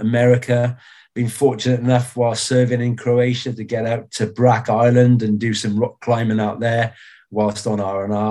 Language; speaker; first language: English; native; English